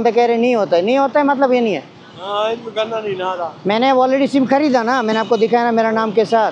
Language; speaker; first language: Hindi; non-native, learner; Bangla